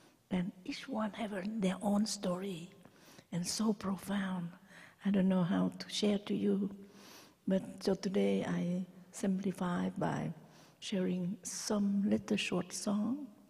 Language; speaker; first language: English; non-native, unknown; Vietnamese